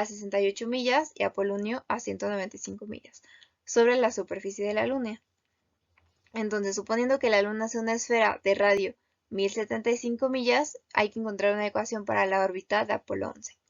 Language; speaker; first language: Spanish; native; Spanish